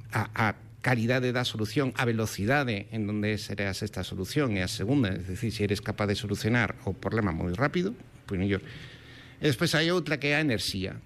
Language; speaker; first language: Galician; non-native, local second language; Spanish